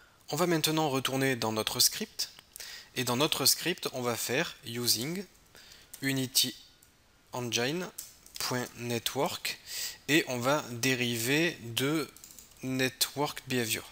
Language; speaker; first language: French; native; French